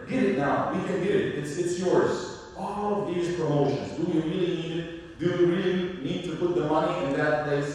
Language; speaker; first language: English; non-native, fluent; Arabic